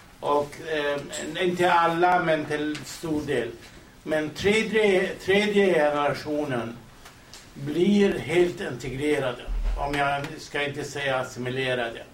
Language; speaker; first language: Swedish; non-native, fluent; Kurdish